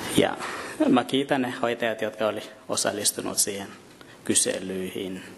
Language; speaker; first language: Finnish; non-native, fluent; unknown